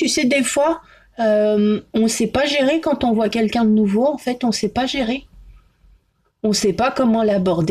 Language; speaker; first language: French; native; French